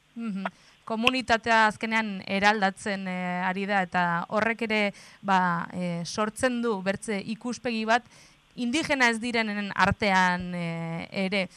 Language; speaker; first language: Basque; native; Basque